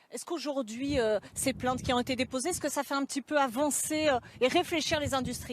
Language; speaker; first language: French; native; French